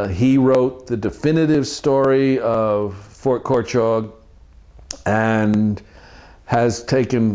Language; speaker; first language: English; native; English